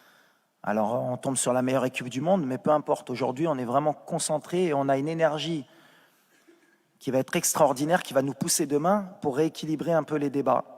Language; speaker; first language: French; native; French